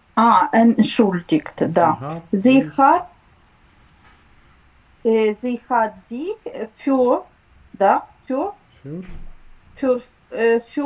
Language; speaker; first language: German; non-native, learner; Ukrainian